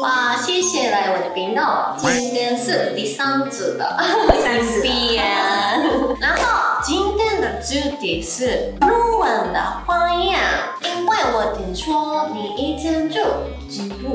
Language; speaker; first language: Chinese; non-native, learner; Japanese